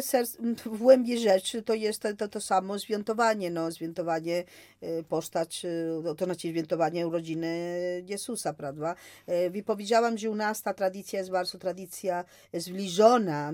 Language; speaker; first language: Polish; non-native, fluent; Spanish